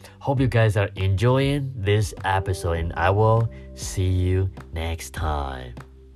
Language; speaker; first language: English; non-native, fluent; Chinese